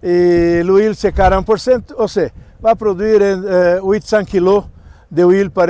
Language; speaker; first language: French; non-native, learner; Portuguese